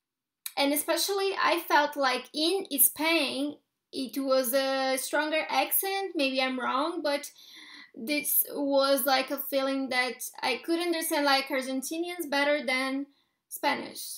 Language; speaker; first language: English; non-native, fluent; Portuguese